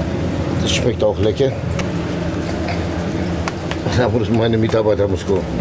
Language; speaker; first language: German; non-native, local second language; Turkish